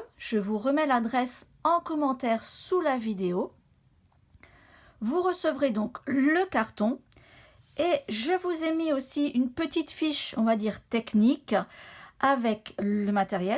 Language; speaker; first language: French; native; French